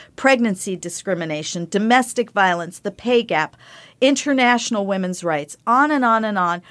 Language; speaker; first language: English; early bilingual, other home language; Spanish